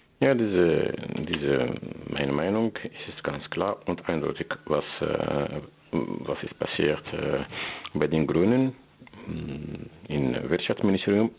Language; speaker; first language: German; non-native, learner; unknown